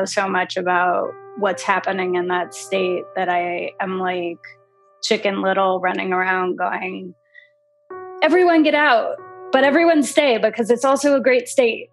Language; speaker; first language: English; native; English